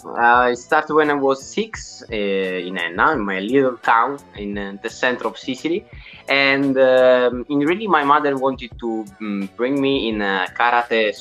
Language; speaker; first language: English; non-native, learner; Italian